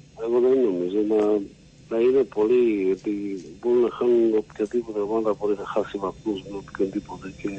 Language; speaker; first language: Greek; non-native, learner; Slovak